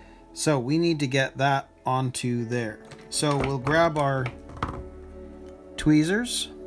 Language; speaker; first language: English; native; English